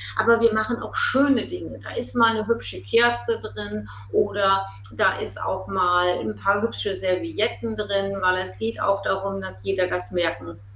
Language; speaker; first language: German; native; German